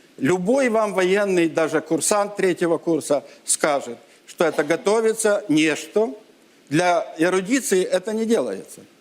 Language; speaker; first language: Russian; non-native, local second language; Ukrainian